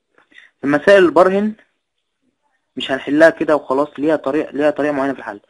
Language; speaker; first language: Arabic; native; Arabic